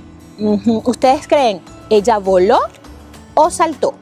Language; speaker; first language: Spanish; native; Spanish